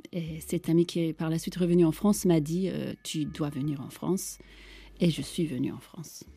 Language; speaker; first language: French; non-native, fluent; Turkish